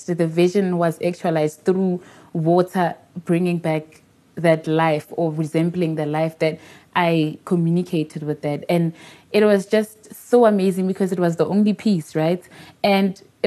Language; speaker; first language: English; non-native, local second language; Tswana